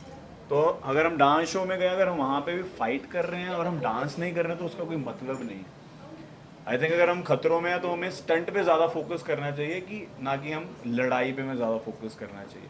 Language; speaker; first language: Hindi; native; Hindi